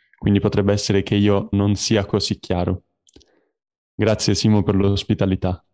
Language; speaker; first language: Italian; native; Italian